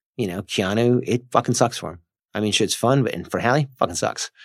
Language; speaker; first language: English; native; English